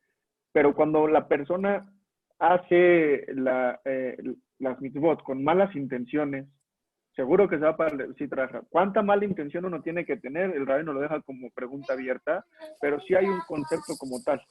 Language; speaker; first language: Spanish; native; Spanish